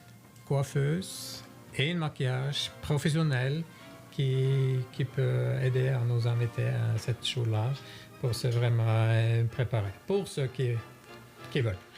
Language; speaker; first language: French; non-native, fluent; Norwegian